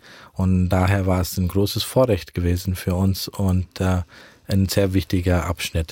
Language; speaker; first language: German; early bilingual, heritage; German